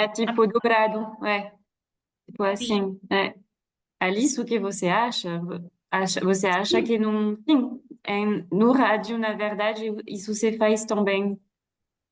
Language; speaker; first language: Portuguese; non-native, fluent; French